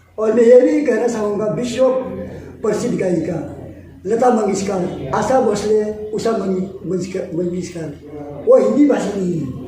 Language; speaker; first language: Hindi; non-native, local second language; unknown